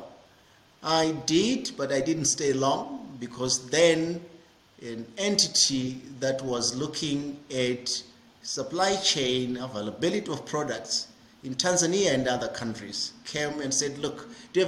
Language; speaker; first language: English; non-native, local second language; Shona